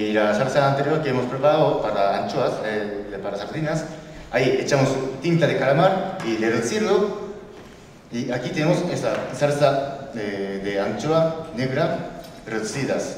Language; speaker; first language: Spanish; non-native, learner; Japanese